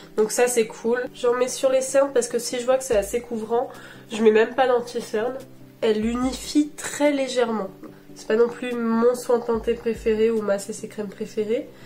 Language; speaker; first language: French; early bilingual, other home language; Portuguese